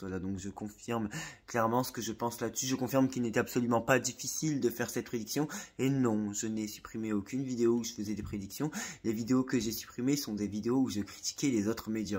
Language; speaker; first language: French; native; French